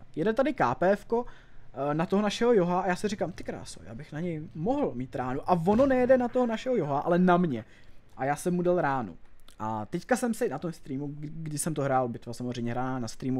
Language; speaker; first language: Czech; native; Czech